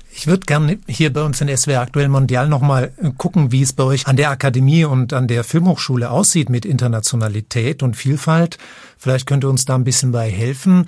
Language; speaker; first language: German; native; German